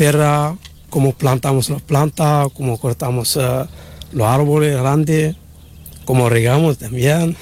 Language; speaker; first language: Spanish; non-native, learner; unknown